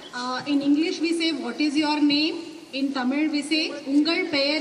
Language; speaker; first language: English; non-native, local second language; Tamil